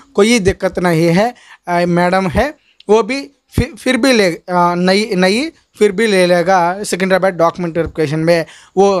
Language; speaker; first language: Hindi; non-native, local second language; Telugu